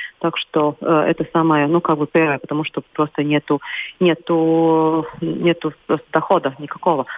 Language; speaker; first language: Russian; non-native, local second language; Latvian